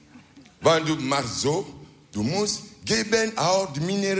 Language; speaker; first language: Dutch; non-native, learner; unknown